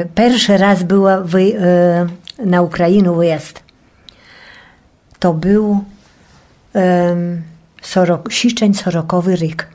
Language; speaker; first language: Polish; non-native, local second language; Rusyn